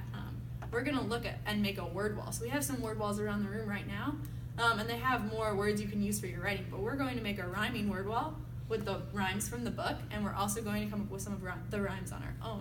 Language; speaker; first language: English; native; English